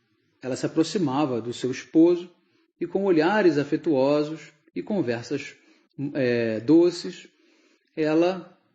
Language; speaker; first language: Portuguese; native; Portuguese